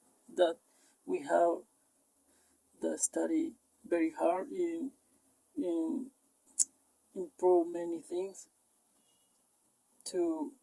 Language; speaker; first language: English; non-native, learner; Spanish